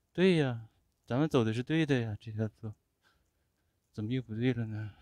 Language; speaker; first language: Chinese; native; Chinese